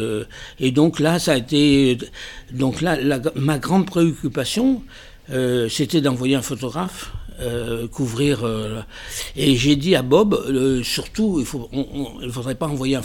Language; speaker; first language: French; native; French